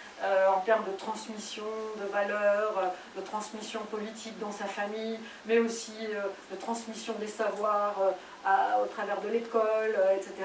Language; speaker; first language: French; native; French